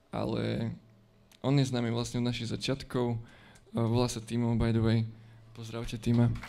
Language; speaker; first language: Slovak; native; Slovak